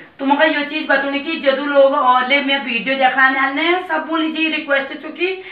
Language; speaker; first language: Hindi; native; Hindi